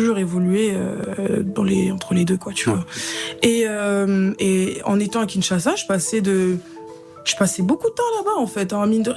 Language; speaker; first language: French; native; French